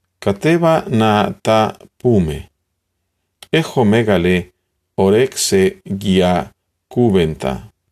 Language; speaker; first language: Greek; non-native, learner; Spanish